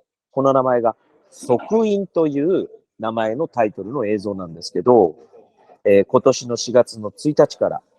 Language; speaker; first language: Japanese; native; Japanese